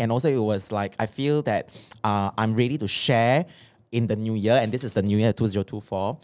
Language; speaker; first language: English; non-native, local second language; Chinese